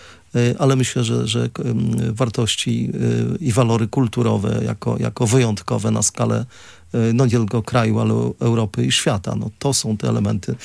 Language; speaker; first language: Polish; native; Polish